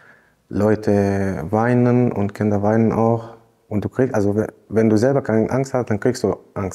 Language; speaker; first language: German; non-native, fluent; Arabic